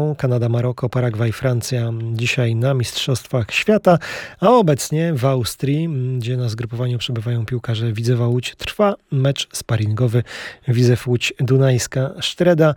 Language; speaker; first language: Polish; native; Polish